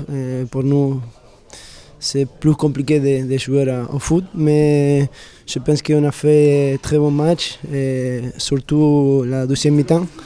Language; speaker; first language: French; non-native, learner; Spanish